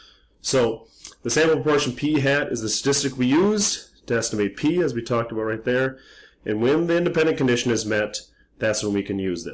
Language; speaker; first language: English; native; English